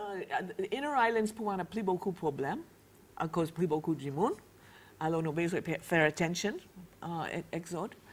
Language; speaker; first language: Haitian Creole; non-native, fluent; English